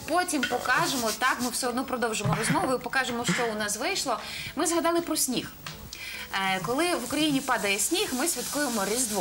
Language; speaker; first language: Ukrainian; native; Ukrainian